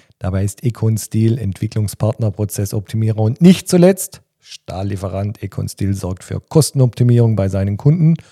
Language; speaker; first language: German; native; German